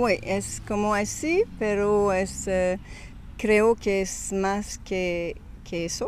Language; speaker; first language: Spanish; non-native, learner; French